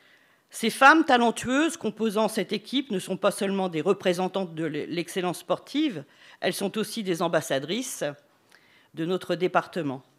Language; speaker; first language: French; native; French